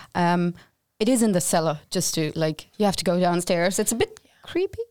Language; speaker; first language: English; non-native, fluent; German